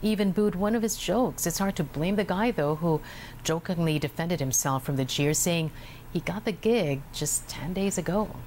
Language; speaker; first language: English; non-native, local second language; Filipino